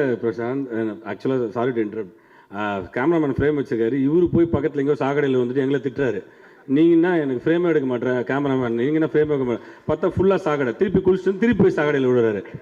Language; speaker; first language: Tamil; native; Tamil